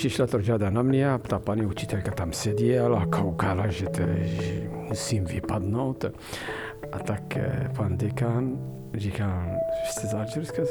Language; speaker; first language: Czech; non-native, fluent; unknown